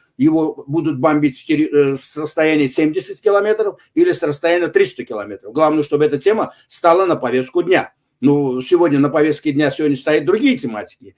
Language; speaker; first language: Russian; non-native, local second language; Azerbaijani